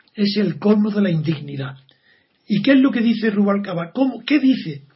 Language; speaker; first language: Spanish; native; Spanish